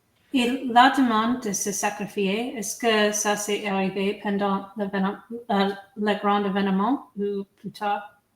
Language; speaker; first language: French; non-native, fluent; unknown